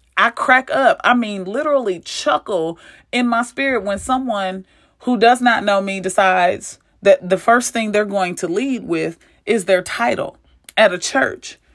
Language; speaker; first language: English; native; English